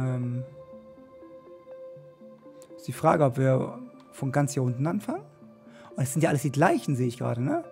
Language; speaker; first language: German; native; German